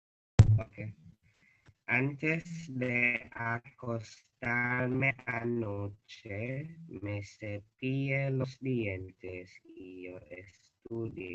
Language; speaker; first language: Spanish; non-native, learner; English